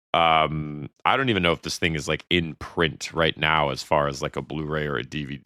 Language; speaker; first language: English; native; English